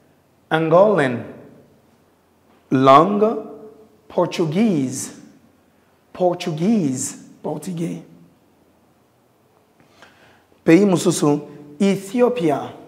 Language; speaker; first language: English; non-native, fluent; Lingala